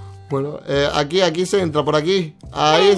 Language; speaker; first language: Spanish; native; Spanish